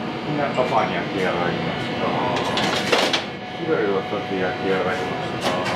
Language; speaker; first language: Japanese; native; Japanese